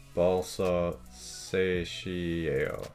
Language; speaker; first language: Korean; non-native, learner; English